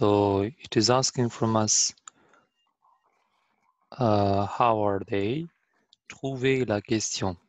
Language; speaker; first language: English; non-native, learner; Arabic